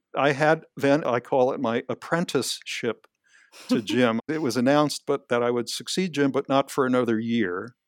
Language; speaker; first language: English; native; English